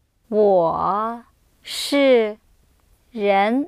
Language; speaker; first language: Chinese; non-native, learner; English